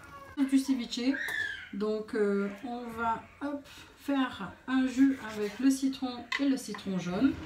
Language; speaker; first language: French; native; French